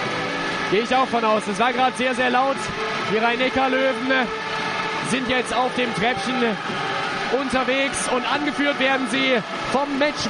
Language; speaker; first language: German; native; German